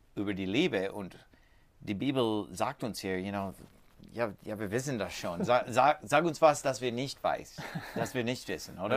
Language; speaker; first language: German; non-native, learner; English